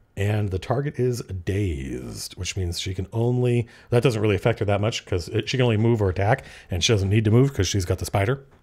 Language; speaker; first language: English; native; English